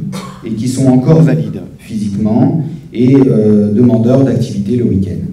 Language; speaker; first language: French; native; French